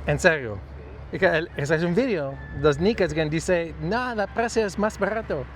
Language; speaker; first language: Spanish; non-native, learner; English